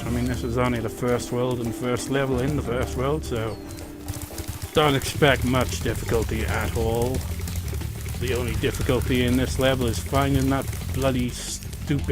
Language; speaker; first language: English; native; English